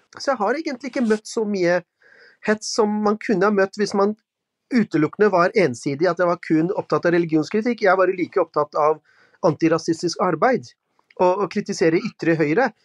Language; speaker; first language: Norwegian; early bilingual, other home language; Urdu